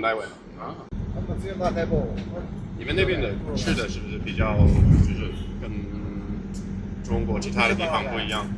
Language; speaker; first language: Chinese; non-native, fluent; English